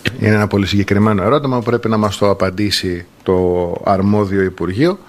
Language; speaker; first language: Greek; native; Greek